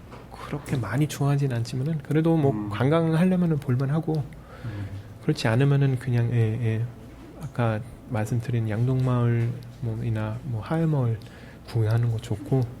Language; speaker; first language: Korean; early bilingual, heritage; Korean